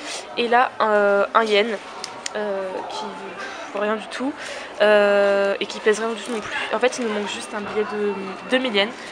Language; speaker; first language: French; native; French